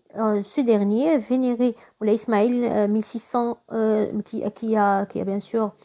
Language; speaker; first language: French; non-native, local second language; Arabic